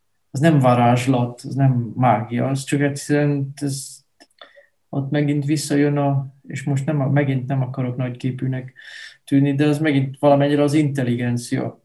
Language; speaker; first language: Hungarian; non-native, fluent; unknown